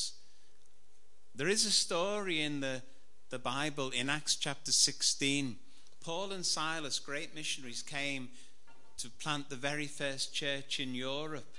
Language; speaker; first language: English; native; English